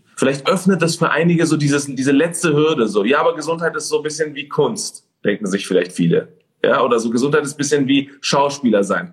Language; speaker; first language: German; early bilingual, other home language; Persian